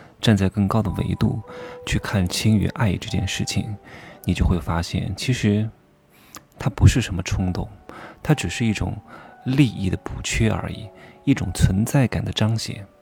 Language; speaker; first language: Chinese; native; Chinese